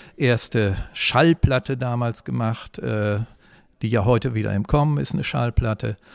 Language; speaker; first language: German; native; German